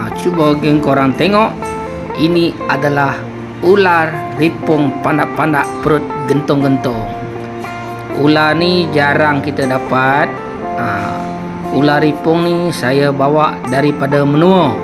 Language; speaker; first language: Malay; non-native, local second language; Iban